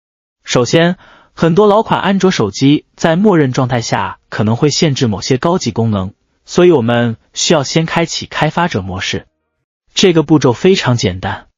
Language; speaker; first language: Chinese; native; Chinese